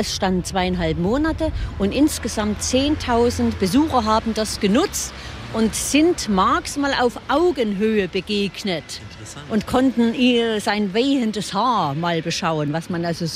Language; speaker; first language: German; native; German